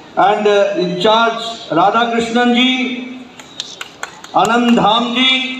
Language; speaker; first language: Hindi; native; Hindi